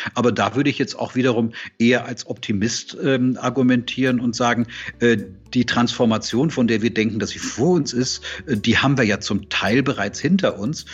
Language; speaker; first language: German; native; German